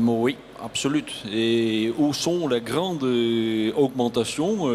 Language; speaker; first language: French; non-native, learner; Dutch